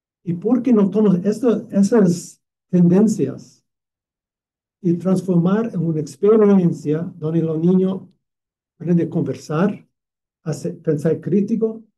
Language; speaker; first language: Spanish; non-native, fluent; English